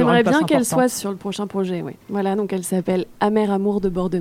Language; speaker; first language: French; native; French